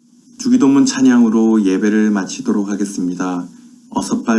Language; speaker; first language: Korean; native; Korean